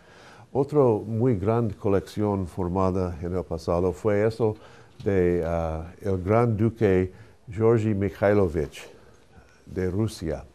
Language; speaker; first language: Spanish; non-native, fluent; English